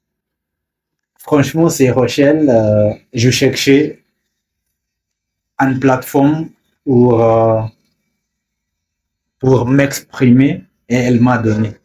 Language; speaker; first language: French; non-native, learner; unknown